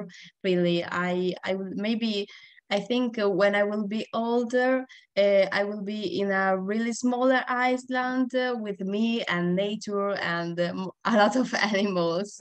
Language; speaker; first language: English; non-native, learner; Italian